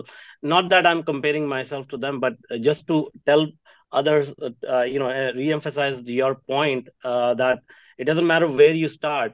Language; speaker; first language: English; non-native, local second language; Punjabi